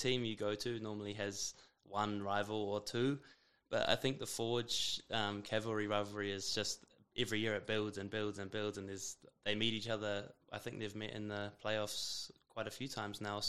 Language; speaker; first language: English; native; English